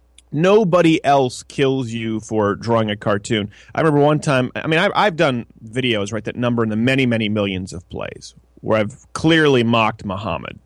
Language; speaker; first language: English; early bilingual, other home language; French